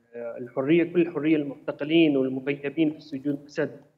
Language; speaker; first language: Arabic; native; Arabic